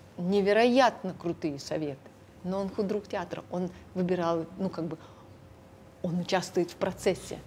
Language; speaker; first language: Russian; non-native, local second language; Lithuanian